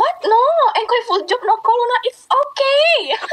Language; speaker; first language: English; non-native, learner; Indonesian